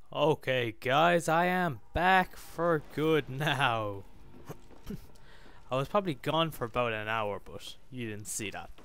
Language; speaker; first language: English; native; English